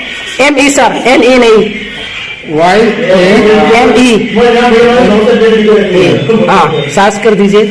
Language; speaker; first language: Hindi; non-native, local second language; Assamese